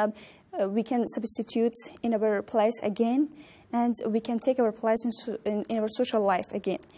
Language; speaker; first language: English; non-native, learner; Persian